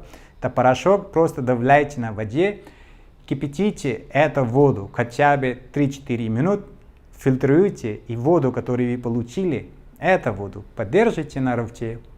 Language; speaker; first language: Russian; non-native, learner; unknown